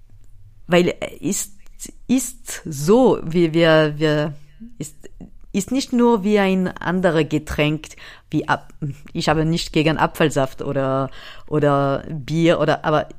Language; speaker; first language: German; non-native, fluent; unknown